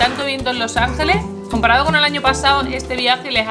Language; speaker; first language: Spanish; native; Spanish